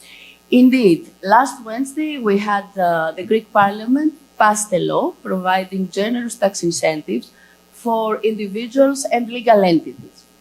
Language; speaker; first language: English; non-native, fluent; Greek